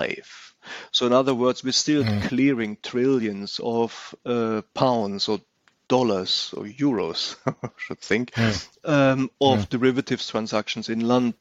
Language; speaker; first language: English; non-native, fluent; German